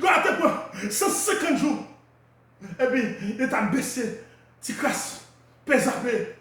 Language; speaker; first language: French; non-native, local second language; Haitian Creole